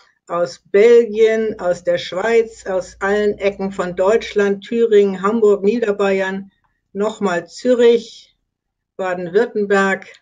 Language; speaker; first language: German; native; German